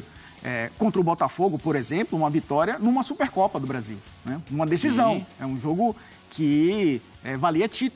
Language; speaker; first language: Portuguese; native; Portuguese